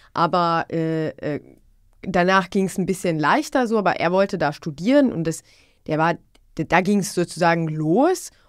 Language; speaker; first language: German; non-native, fluent; Bosnian